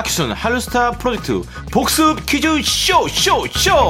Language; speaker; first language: Korean; native; Korean